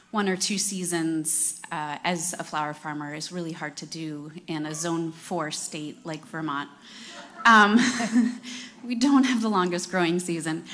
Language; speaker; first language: English; native; English